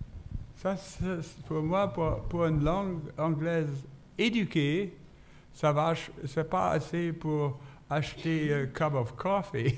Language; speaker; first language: French; non-native, fluent; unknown